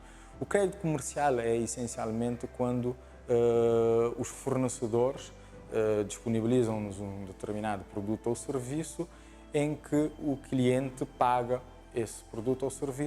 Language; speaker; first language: Portuguese; non-native, local second language; Kabuverdianu